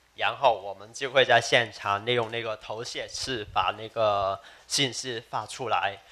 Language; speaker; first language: Chinese; non-native, local second language; Cantonese